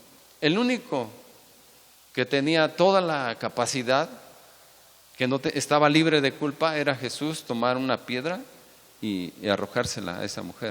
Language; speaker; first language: Spanish; native; Spanish